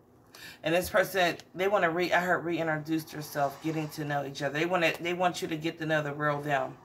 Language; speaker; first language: English; native; English